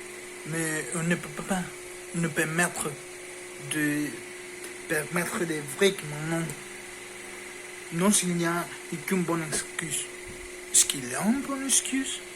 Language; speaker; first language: French; non-native, learner; Spanish